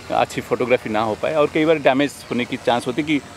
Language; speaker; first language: Hindi; non-native, local second language; Odia